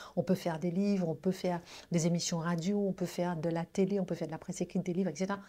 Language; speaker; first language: French; non-native, local second language; Guadeloupean Creole French